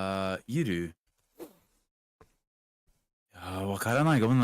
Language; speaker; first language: Japanese; non-native, learner; English